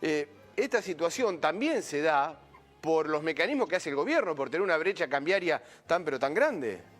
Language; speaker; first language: Spanish; native; Spanish